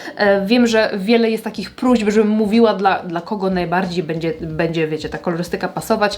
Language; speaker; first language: Polish; native; Polish